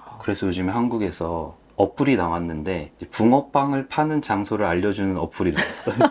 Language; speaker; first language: Korean; native; Korean